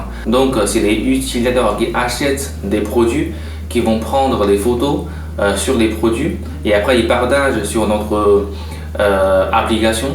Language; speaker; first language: French; non-native, fluent; Chinese